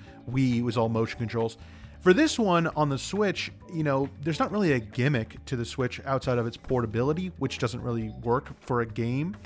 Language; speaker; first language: English; native; English